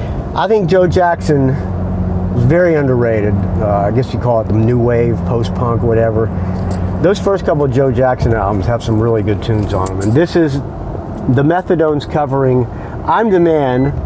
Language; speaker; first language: English; native; English